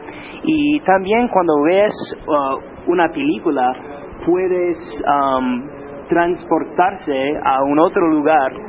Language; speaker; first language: Spanish; non-native, learner; English